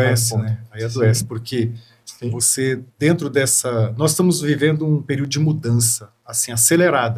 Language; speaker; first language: Portuguese; native; Portuguese